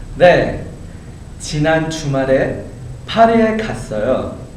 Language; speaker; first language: Korean; non-native, learner; English